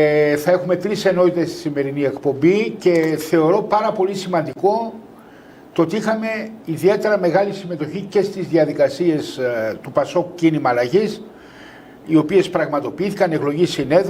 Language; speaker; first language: Greek; native; Greek